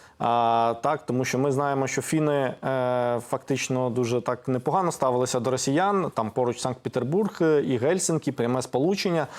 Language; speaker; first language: Ukrainian; native; Ukrainian